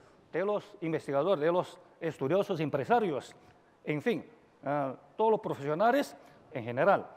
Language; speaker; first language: Spanish; non-native, fluent; Chinese